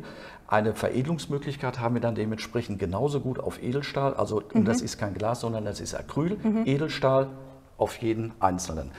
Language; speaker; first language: German; native; German